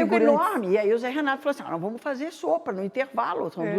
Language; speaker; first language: Portuguese; native; Portuguese